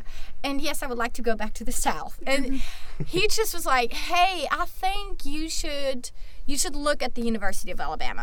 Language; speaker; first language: English; non-native, fluent; German